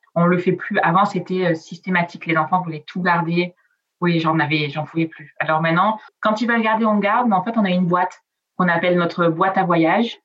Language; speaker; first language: French; early bilingual, other home language; Italian